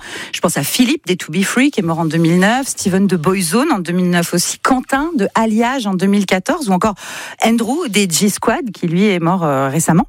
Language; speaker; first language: French; native; French